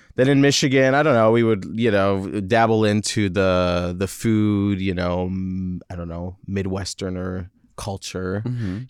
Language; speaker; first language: English; native; English